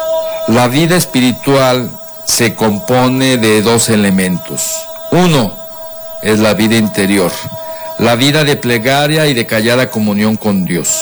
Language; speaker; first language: Spanish; native; Spanish